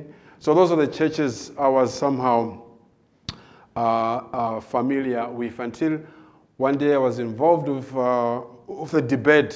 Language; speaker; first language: English; non-native, local second language; Nyanja